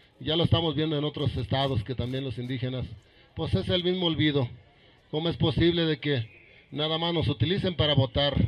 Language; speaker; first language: Spanish; non-native, local second language; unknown